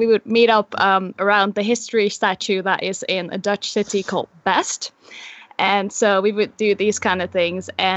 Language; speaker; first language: English; non-native, fluent; Dutch